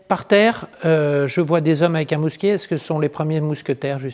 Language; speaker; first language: French; native; French